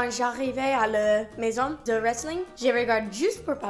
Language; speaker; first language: French; non-native, learner; English